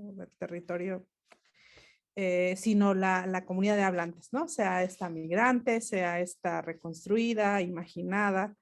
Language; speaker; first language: Spanish; non-native, local second language; Mixtepec Mixtec